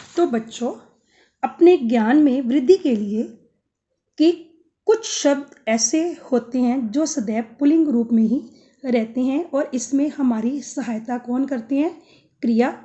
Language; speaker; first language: Hindi; native; Hindi